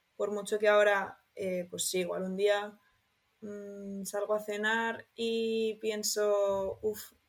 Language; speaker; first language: Spanish; native; Spanish